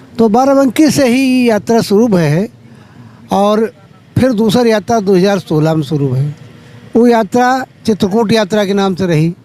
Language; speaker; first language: Hindi; native; Hindi